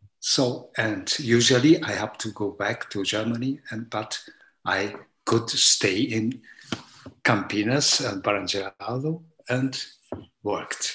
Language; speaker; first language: English; non-native, learner; Japanese